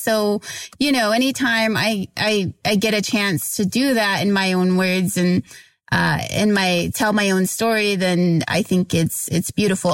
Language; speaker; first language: English; native; English